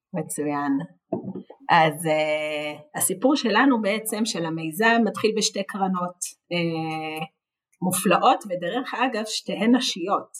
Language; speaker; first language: Hebrew; native; Hebrew